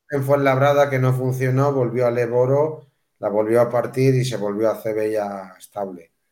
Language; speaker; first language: Spanish; native; Spanish